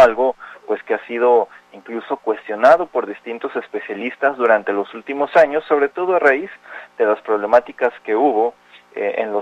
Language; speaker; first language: Spanish; native; Spanish